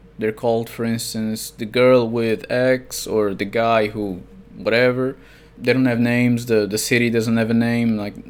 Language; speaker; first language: English; non-native, fluent; Portuguese